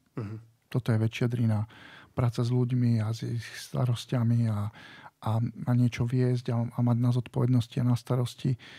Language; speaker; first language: Slovak; native; Slovak